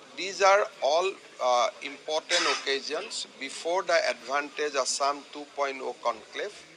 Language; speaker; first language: English; non-native, local second language; Assamese